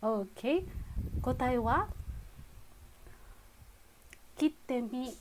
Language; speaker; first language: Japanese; non-native, fluent; Filipino